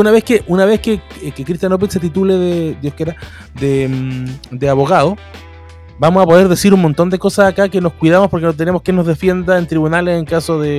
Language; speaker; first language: Spanish; native; Spanish